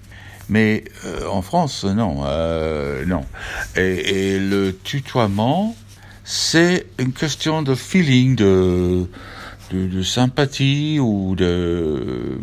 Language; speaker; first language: French; non-native, fluent; English